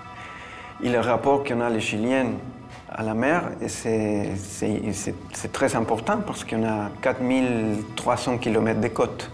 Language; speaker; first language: French; non-native, fluent; Spanish